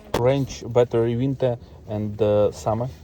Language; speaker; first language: English; non-native, learner; Ukrainian